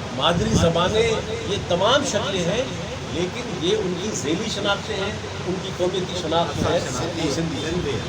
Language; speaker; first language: Urdu; non-native, local second language; Sindhi